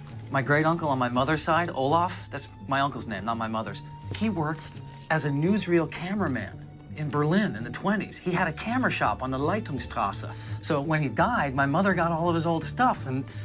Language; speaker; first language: English; native; English